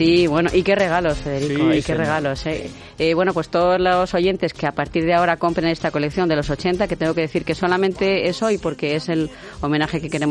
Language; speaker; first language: Spanish; native; Spanish